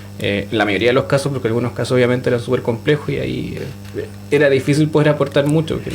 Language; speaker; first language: Spanish; native; Spanish